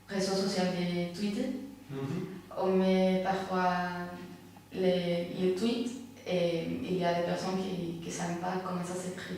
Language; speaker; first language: French; non-native, fluent; Spanish